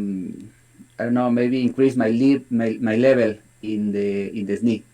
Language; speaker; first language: English; non-native, learner; Spanish